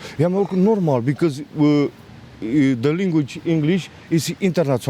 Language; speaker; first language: English; non-native, learner; Romanian